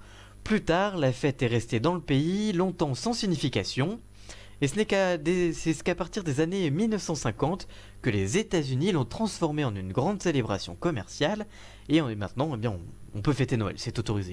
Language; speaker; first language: French; native; French